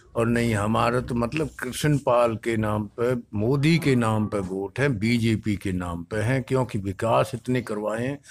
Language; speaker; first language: Hindi; native; Hindi